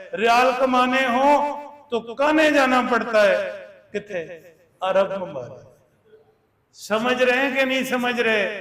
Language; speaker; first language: Urdu; non-native, local second language; Punjabi